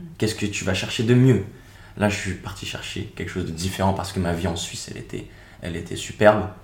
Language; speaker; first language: French; native; French